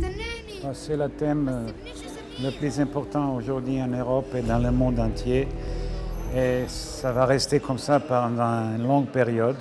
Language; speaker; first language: French; non-native, fluent; Serbian